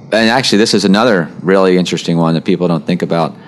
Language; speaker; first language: English; native; English